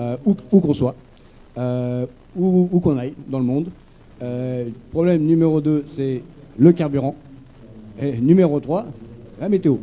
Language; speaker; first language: French; native; French